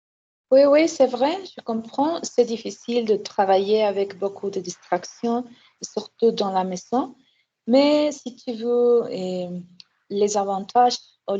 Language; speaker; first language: French; non-native, learner; Spanish